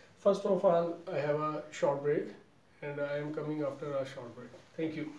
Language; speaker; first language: English; non-native, local second language; Urdu